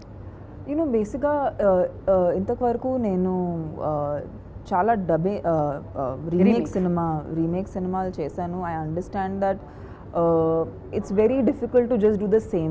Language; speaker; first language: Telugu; non-native, fluent; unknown